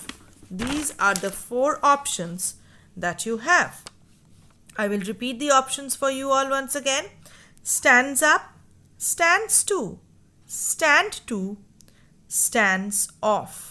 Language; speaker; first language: English; non-native, local second language; Hindi